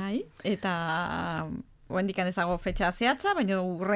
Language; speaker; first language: Basque; native; Basque